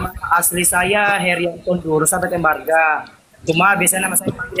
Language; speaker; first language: Indonesian; native; Indonesian